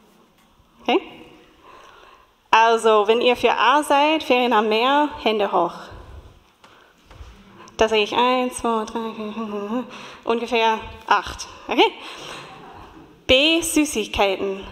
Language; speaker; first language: German; non-native, fluent; English